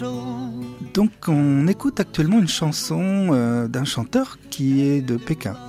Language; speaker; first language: French; native; French